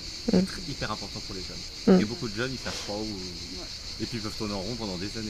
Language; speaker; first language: French; native; French